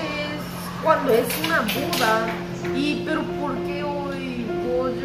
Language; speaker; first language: Spanish; early bilingual, other home language; Korean